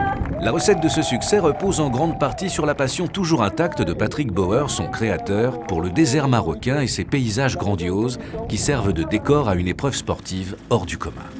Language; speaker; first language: French; native; French